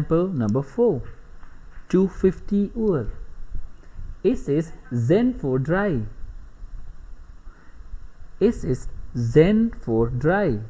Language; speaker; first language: German; non-native, fluent; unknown